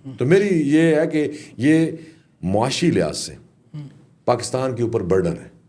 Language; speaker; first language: Urdu; non-native, local second language; Punjabi